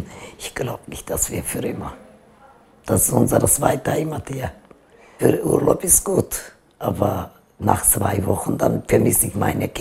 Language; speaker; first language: German; non-native, fluent; Turkish